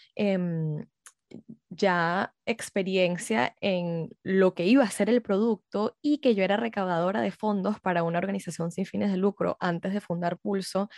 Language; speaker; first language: Spanish; early bilingual, heritage; Spanish